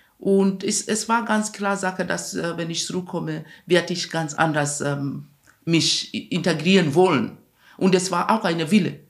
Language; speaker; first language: German; non-native, fluent; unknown